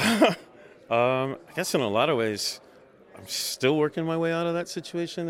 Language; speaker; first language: English; native; English